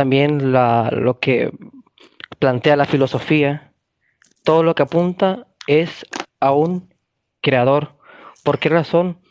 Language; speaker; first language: Spanish; native; Spanish